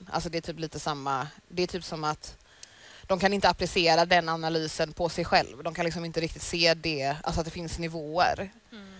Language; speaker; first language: Swedish; native; Swedish